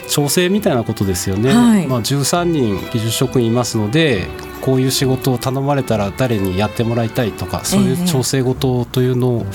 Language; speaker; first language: Japanese; native; Japanese